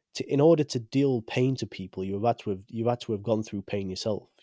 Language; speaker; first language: English; native; English